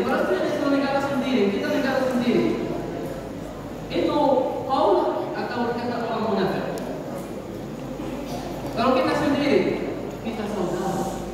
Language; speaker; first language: Indonesian; non-native, learner; Arabic